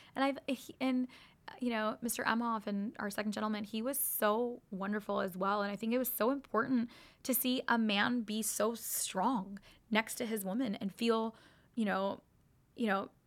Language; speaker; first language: English; native; English